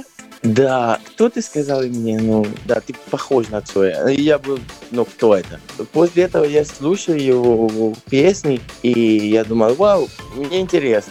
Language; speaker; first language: Russian; non-native, fluent; Spanish